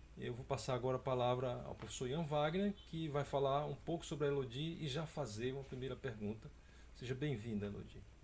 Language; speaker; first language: Portuguese; native; Portuguese